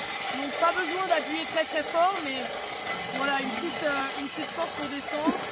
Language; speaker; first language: French; native; French